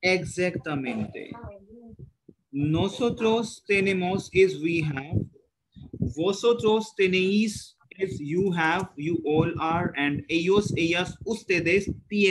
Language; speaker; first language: Spanish; non-native, learner; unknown